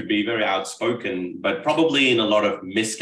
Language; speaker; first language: English; non-native, local second language; Urdu